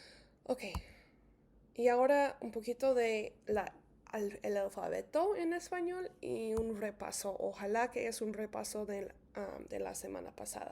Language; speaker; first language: Spanish; non-native, fluent; English